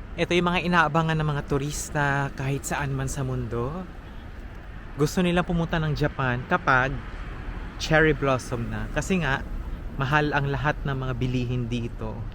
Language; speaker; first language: Filipino; native; Filipino